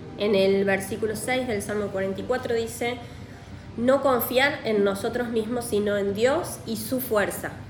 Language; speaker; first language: Spanish; native; Spanish